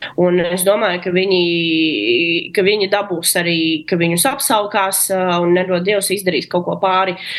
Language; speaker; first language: Latvian; non-native, local second language; Russian